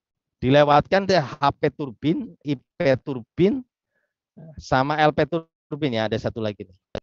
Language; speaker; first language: Indonesian; native; Indonesian